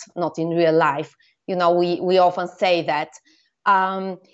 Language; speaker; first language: English; non-native, fluent; Bulgarian